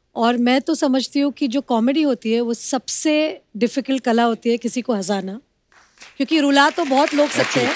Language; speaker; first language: Hindi; non-native, local second language; Bangla